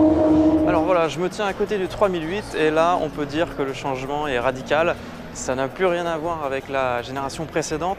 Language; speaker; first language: French; native; French